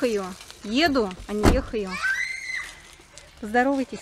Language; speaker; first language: Russian; native; Russian